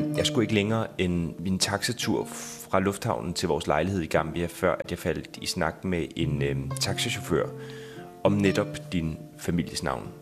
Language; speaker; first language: Danish; native; Danish